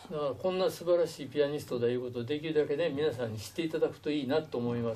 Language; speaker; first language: Japanese; native; Japanese